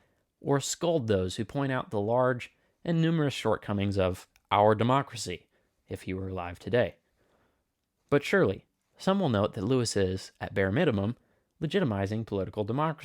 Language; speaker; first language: English; native; English